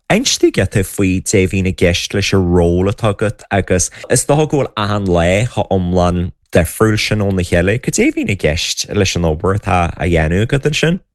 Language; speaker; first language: Irish; native; Irish